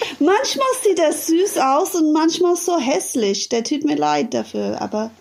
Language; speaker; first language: German; non-native, fluent; English